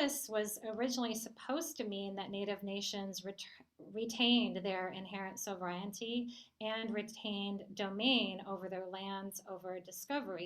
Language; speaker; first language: English; native; English